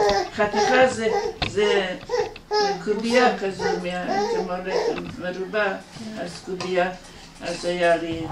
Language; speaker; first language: Hebrew; non-native, fluent; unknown